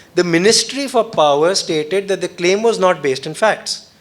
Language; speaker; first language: English; non-native, local second language; Urdu